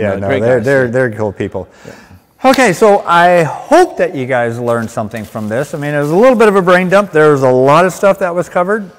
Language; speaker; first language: English; native; English